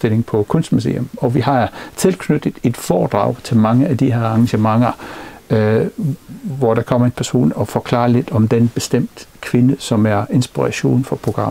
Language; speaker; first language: Danish; non-native, fluent; English